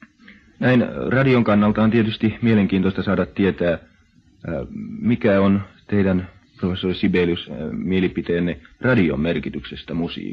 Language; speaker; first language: Finnish; native; Finnish